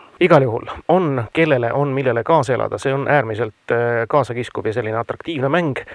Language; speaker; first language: Estonian; native; Estonian